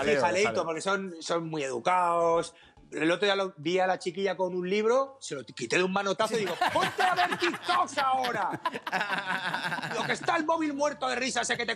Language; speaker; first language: Spanish; native; Spanish